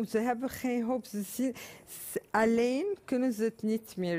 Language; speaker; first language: Dutch; non-native, fluent; Arabic